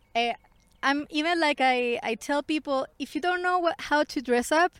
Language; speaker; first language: English; non-native, fluent; Spanish